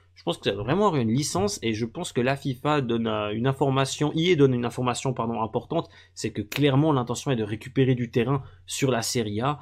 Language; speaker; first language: French; native; French